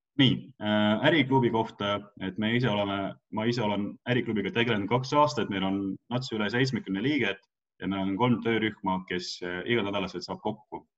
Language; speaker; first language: Estonian; non-native, local second language; Russian